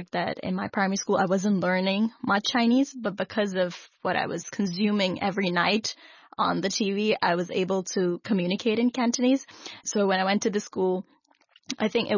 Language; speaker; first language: English; non-native, local second language; Urdu